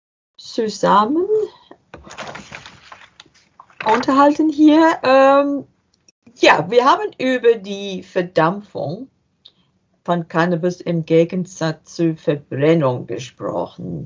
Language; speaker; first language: German; non-native, learner; English